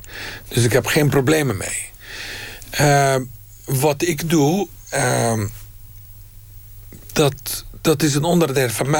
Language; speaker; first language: Dutch; non-native, fluent; Arabic